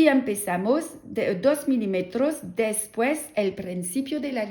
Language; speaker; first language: Spanish; non-native, learner; French